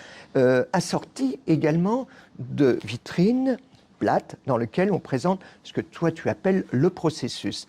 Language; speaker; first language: French; native; French